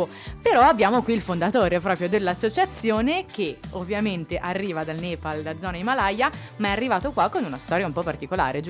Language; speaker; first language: Italian; native; Italian